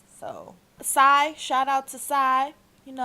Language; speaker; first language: English; native; English